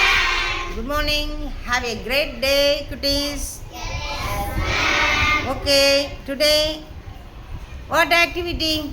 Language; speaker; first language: English; non-native, local second language; Tamil